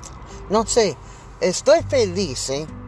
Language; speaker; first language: Spanish; early bilingual, heritage; English